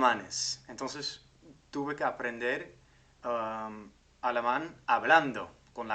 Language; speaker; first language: Spanish; non-native, fluent; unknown